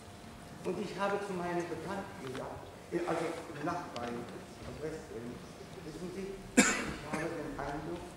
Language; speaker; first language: German; non-native, fluent; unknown